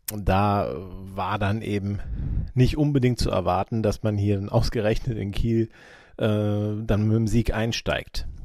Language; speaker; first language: German; native; German